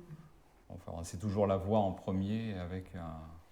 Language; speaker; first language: French; native; French